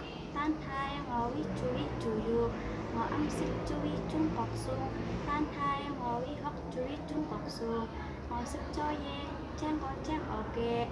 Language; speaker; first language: Cantonese; non-native, learner; Indonesian